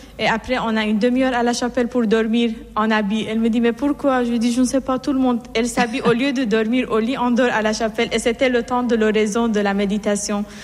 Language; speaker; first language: French; non-native, fluent; Persian